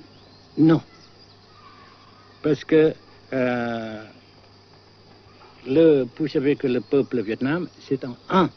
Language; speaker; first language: French; non-native, fluent; Vietnamese